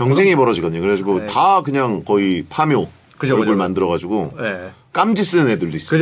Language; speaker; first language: Korean; native; Korean